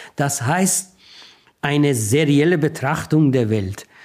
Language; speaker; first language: German; non-native, fluent; Persian